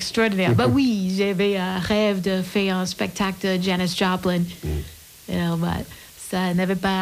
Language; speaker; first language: French; non-native, learner; English